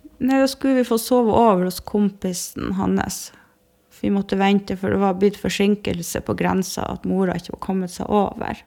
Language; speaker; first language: Norwegian; native; Norwegian